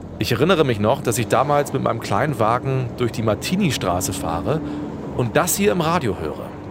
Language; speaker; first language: German; native; German